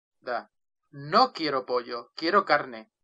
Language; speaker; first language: Spanish; non-native, learner; Russian